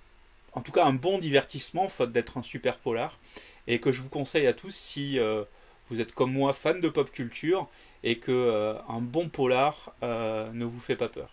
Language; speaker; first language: French; native; French